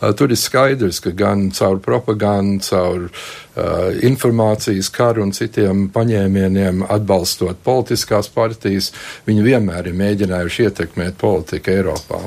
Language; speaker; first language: Latvian; native; Latvian